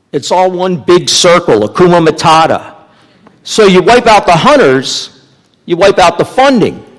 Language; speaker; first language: English; native; English